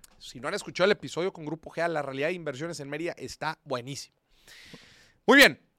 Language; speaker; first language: Spanish; native; Spanish